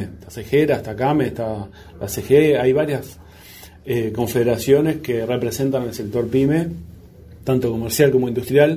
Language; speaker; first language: Spanish; native; Spanish